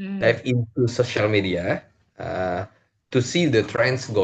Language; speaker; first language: English; non-native, learner; Indonesian